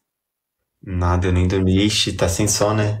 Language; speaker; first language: Portuguese; native; Portuguese